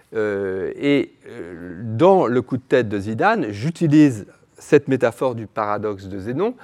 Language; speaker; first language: French; native; French